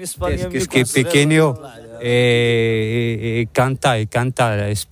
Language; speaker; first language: Spanish; non-native, learner; Arabic